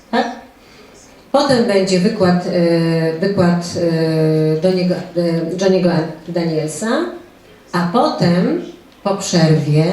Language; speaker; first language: Polish; native; Polish